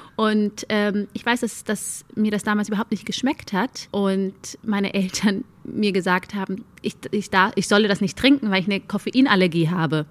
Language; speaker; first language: German; early bilingual, other home language; Amharic